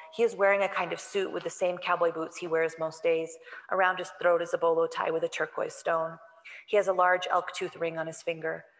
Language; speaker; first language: English; native; English